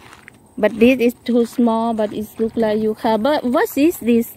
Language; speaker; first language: English; non-native, learner; Thai